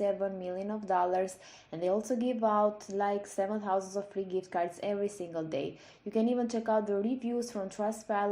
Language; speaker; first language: English; non-native, fluent; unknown